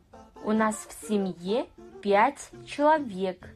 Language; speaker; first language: Russian; non-native, fluent; Kazakh